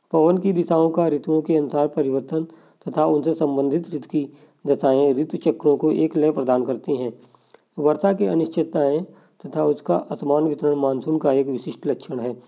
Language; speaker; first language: Hindi; native; Hindi